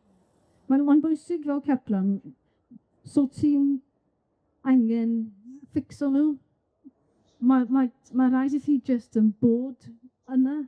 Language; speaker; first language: Welsh; non-native, local second language; English